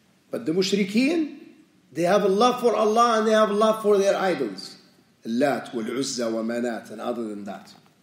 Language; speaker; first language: English; native; English